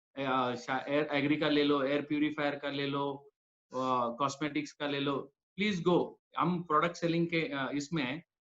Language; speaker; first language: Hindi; non-native, local second language; Marathi